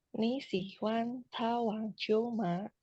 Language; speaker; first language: Chinese; non-native, learner; Indonesian